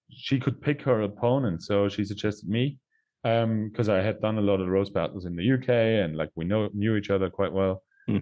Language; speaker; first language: English; non-native, fluent; German